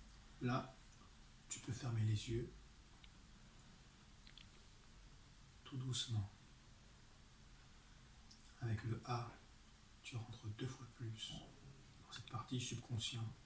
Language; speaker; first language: French; native; French